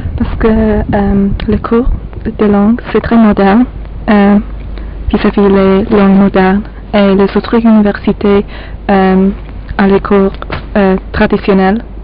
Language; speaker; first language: French; non-native, learner; Polish